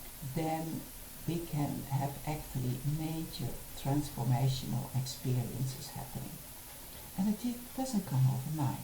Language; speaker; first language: English; non-native, fluent; Dutch